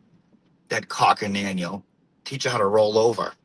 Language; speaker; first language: English; native; English